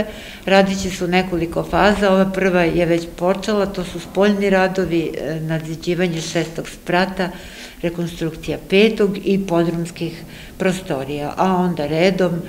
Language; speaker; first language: Serbian; native; Serbian